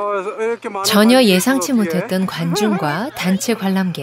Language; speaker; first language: Korean; native; Korean